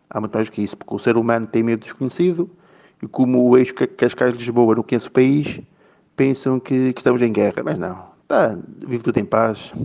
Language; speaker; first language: Portuguese; native; Portuguese